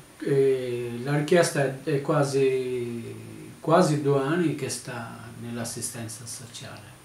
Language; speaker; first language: Italian; non-native, learner; Albanian